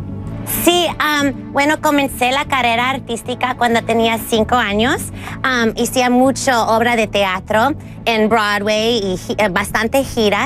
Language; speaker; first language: Spanish; early bilingual, heritage; English